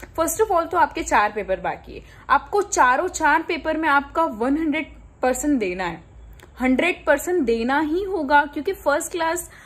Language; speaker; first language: Hindi; non-native, local second language; Gujarati